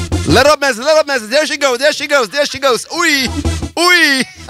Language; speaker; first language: English; non-native, fluent; Dutch